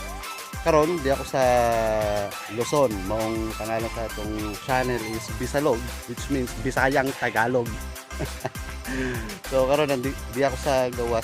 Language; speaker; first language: Cebuano; non-native, local second language; Filipino